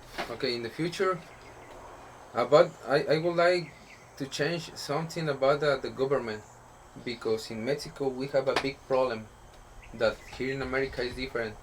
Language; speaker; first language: English; non-native, learner; Spanish